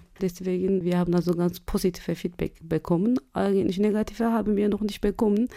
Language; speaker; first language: German; non-native, fluent; Turkish